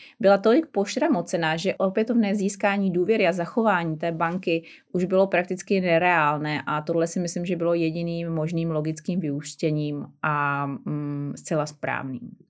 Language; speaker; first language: Czech; native; Czech